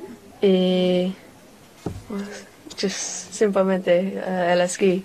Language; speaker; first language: Spanish; non-native, learner; English